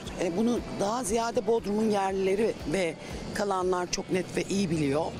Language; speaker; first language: Turkish; native; Turkish